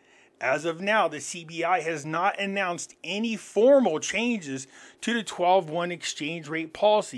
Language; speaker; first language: English; native; English